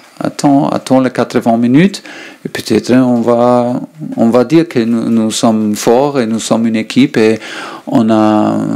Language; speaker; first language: French; non-native, learner; German